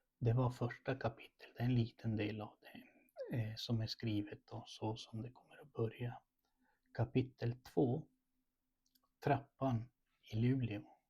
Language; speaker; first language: Swedish; early bilingual, other home language; Spanish